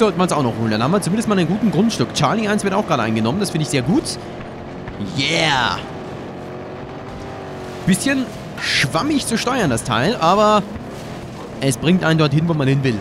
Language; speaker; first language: German; native; German